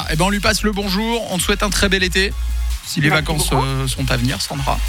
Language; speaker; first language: French; native; French